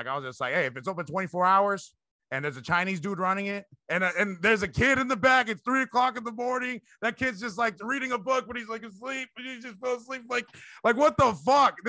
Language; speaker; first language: English; early bilingual, other home language; Spanish